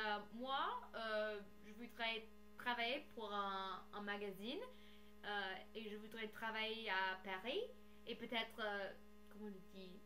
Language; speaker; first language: French; non-native, learner; English